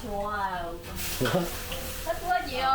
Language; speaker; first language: Korean; non-native, learner; Vietnamese